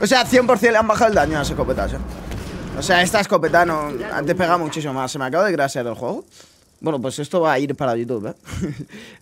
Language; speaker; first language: Spanish; native; Spanish